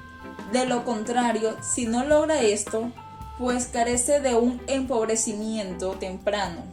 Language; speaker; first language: Spanish; native; Spanish